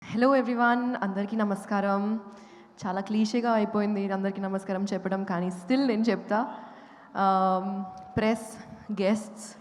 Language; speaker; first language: Telugu; non-native, local second language; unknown